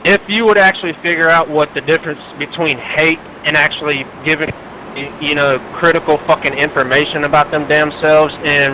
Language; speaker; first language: English; native; English